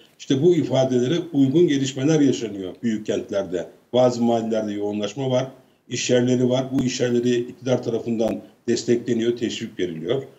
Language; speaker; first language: Turkish; native; Turkish